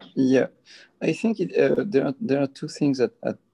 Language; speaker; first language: English; early bilingual, other home language; Spanish